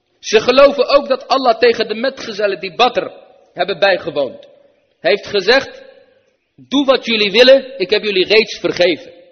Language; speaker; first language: Dutch; early bilingual, other home language; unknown